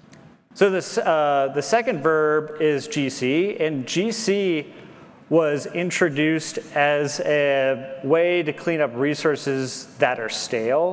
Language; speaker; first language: English; native; English